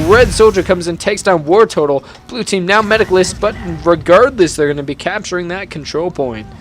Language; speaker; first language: English; native; English